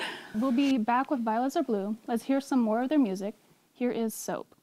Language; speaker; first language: English; native; English